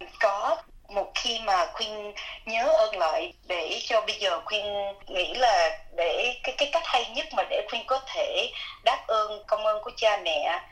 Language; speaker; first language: Vietnamese; native; Vietnamese